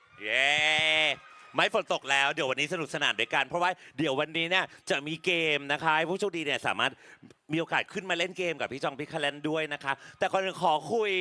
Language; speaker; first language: Thai; native; Thai